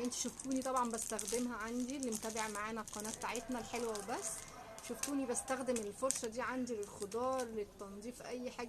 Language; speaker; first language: Arabic; native; Arabic